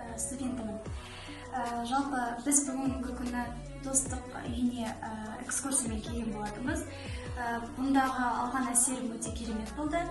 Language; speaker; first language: Kazakh; non-native, local second language; Russian